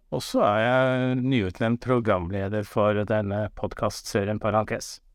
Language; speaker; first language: Norwegian; native; Norwegian